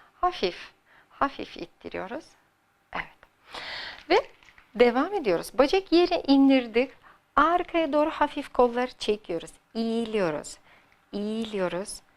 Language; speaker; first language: Turkish; non-native, learner; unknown